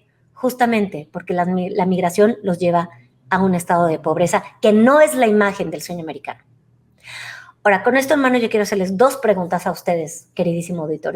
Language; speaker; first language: Spanish; native; Spanish